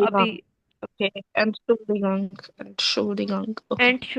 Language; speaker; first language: German; non-native, learner; Urdu